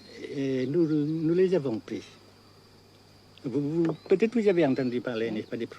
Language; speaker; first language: French; non-native, local second language; Vietnamese